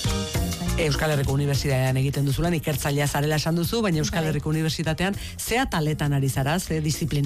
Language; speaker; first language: Basque; native; Basque